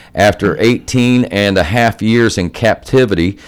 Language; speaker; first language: English; native; English